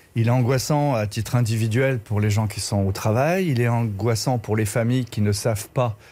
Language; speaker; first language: French; native; French